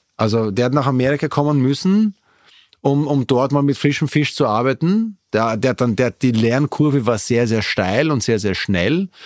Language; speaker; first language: German; native; German